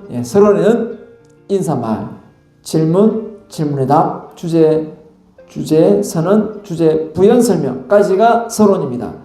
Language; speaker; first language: Korean; native; Korean